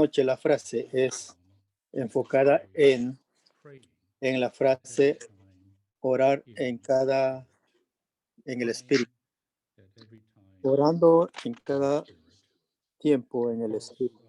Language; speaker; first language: Spanish; non-native, learner; English